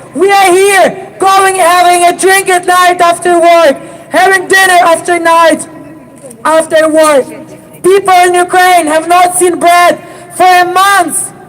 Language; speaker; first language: English; non-native, fluent; Ukrainian